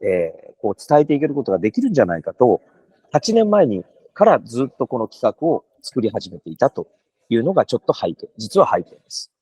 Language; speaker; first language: Japanese; native; Japanese